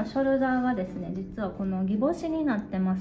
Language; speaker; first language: Japanese; native; Japanese